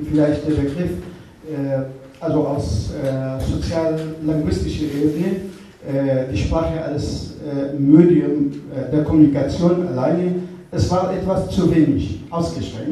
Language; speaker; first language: German; non-native, fluent; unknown